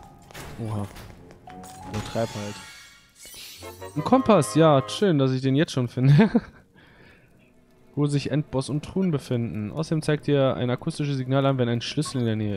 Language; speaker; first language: German; native; German